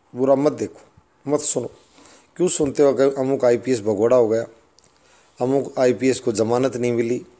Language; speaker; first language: Hindi; native; Hindi